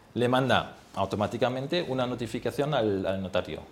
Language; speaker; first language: Spanish; non-native, fluent; German